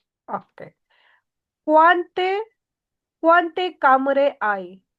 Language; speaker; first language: Italian; non-native, learner; Urdu